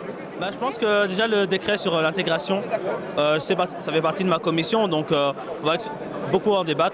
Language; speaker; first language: French; native; French